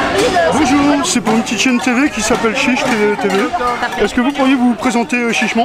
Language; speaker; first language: French; native; French